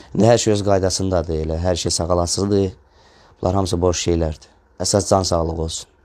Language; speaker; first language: Azerbaijani; non-native, local second language; Russian